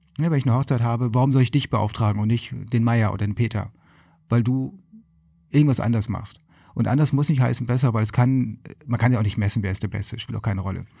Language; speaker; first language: German; native; German